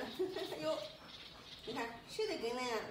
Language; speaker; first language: Chinese; native; Chinese